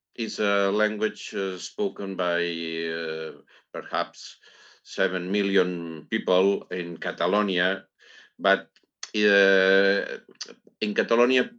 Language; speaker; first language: English; non-native, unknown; Catalan